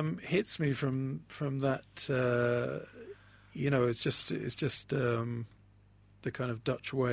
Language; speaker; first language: English; native; English